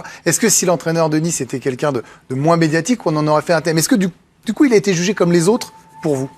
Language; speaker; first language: French; native; French